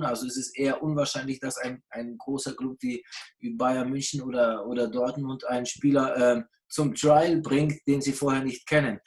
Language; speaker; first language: German; early bilingual, other home language; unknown